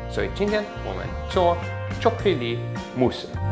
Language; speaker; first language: Chinese; non-native, learner; English